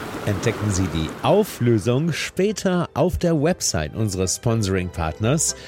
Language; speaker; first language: German; native; German